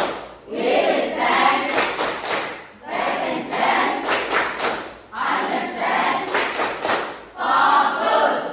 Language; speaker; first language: English; non-native, learner; Indonesian